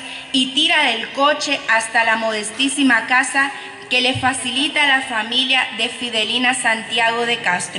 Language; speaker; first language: Spanish; native; Spanish